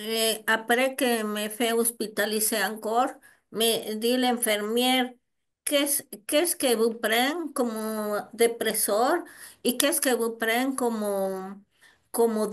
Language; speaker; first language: French; non-native, learner; Spanish